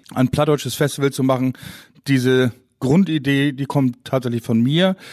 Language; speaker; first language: German; non-native, local second language; Low German